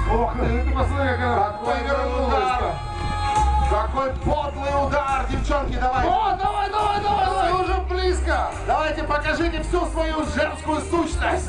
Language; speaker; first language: Russian; native; Russian